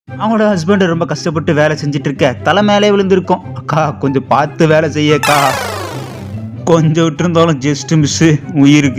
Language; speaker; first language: Tamil; native; Tamil